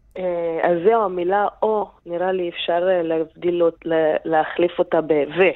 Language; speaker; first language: Hebrew; non-native, local second language; Arabic